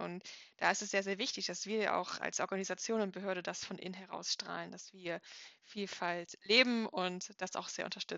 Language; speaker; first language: German; native; German